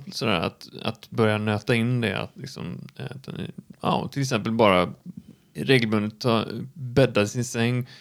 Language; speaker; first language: Swedish; native; Swedish